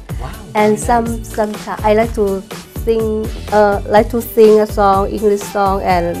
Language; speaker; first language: English; non-native, learner; Thai